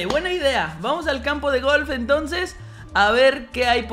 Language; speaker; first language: Spanish; native; Spanish